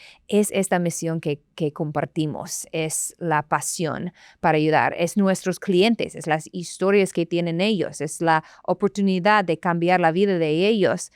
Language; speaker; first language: Spanish; non-native, fluent; English